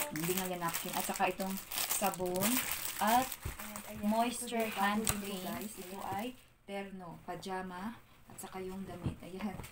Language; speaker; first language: Filipino; native; Filipino